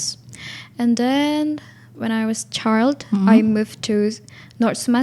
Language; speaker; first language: English; non-native, learner; Indonesian